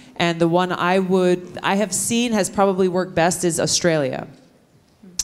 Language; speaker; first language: English; native; English